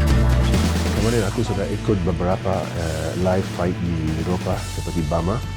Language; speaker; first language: Indonesian; non-native, fluent; English